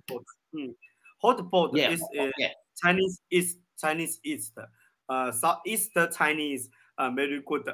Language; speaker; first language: English; non-native, learner; Chinese